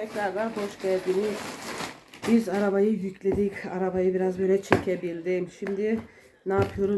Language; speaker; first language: Turkish; early bilingual, heritage; Turkish